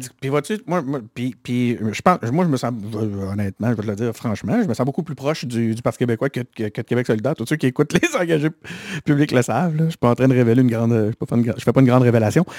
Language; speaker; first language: French; native; French